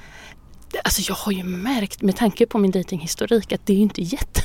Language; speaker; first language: Swedish; native; Swedish